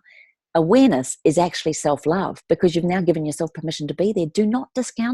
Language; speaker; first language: English; native; English